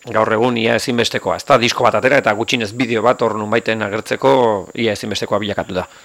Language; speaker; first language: Basque; native; Basque